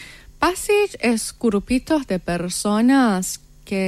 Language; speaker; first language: Spanish; non-native, fluent; Persian